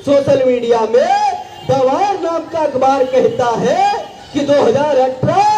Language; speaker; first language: Hindi; non-native, local second language; Marathi